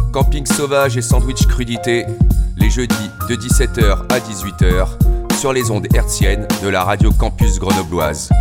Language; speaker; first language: French; native; French